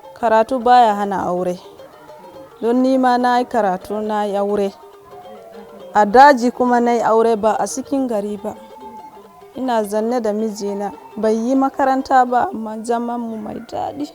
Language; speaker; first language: Hausa; non-native, local second language; Fula